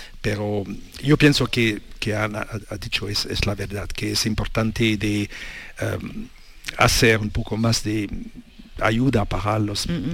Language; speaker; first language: Spanish; non-native, learner; French